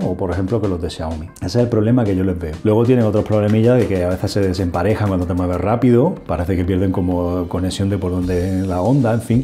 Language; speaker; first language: Spanish; native; Spanish